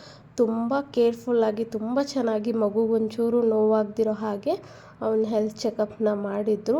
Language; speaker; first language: Kannada; native; Kannada